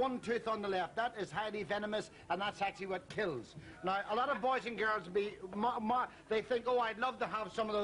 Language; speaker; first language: English; native; English